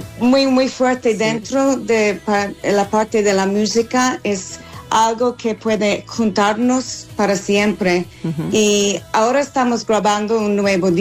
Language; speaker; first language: Spanish; non-native, learner; English